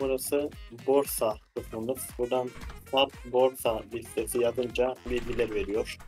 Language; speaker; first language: Turkish; native; Turkish